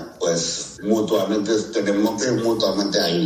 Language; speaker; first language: Spanish; non-native, fluent; Chinese